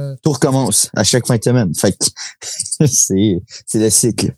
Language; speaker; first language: French; native; French